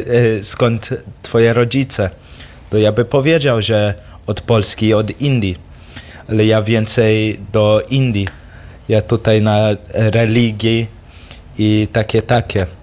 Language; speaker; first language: Polish; early bilingual, heritage; English